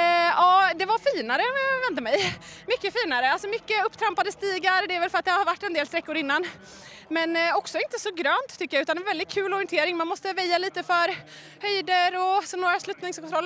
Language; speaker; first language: Swedish; native; Swedish